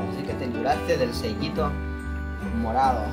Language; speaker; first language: Spanish; native; Spanish